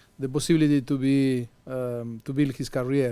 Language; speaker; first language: English; non-native, fluent; Spanish